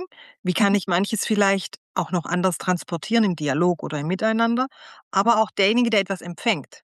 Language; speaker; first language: German; native; German